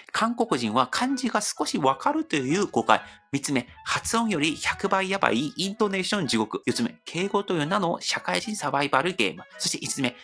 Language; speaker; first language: Japanese; non-native, fluent; Korean